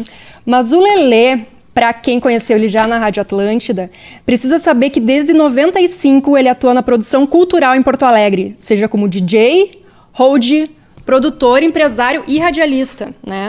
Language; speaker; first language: Portuguese; native; Portuguese